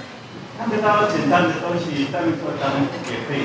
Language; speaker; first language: Chinese; non-native, learner; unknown